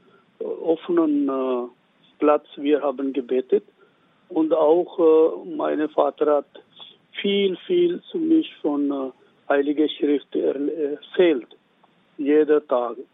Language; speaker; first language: German; non-native, learner; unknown